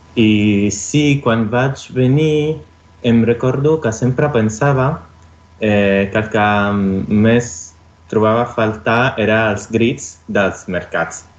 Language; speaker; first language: Catalan; non-native, learner; Italian